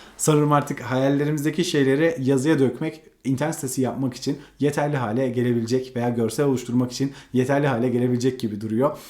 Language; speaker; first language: Turkish; native; Turkish